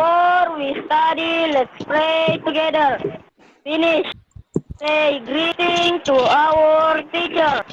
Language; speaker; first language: English; non-native, learner; Indonesian